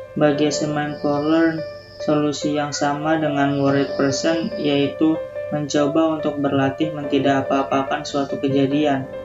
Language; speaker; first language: Indonesian; native; Indonesian